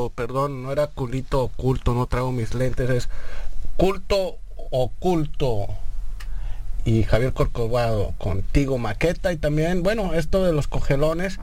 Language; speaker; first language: Spanish; native; Spanish